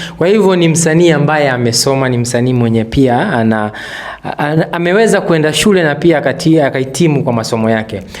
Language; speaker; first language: Swahili; native; Swahili